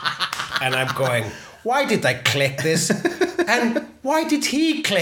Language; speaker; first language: English; non-native, fluent; Icelandic